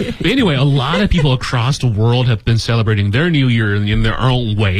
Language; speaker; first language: English; native; English